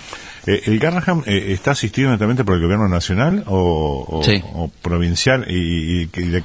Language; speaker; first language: Spanish; native; Spanish